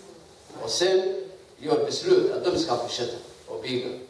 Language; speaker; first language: Swedish; non-native, learner; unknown